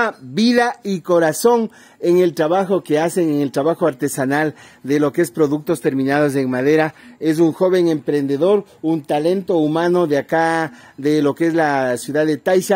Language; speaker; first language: Spanish; native; Spanish